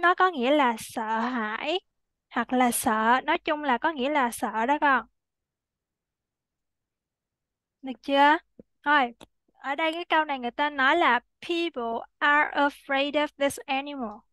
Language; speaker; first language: Vietnamese; native; Vietnamese